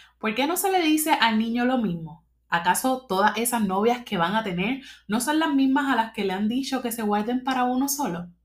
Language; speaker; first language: Spanish; native; Spanish